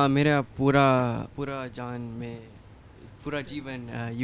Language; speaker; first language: Hindi; early bilingual, heritage; Hindi